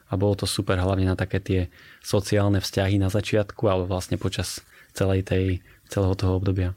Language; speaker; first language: Slovak; native; Slovak